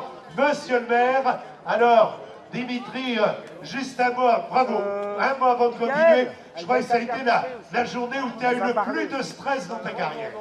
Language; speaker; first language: French; native; French